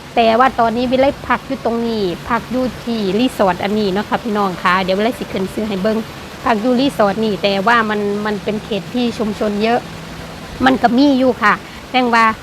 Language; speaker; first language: Thai; native; Thai